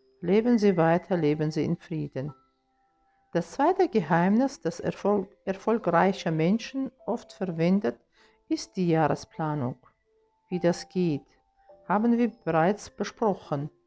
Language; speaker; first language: German; non-native, fluent; Russian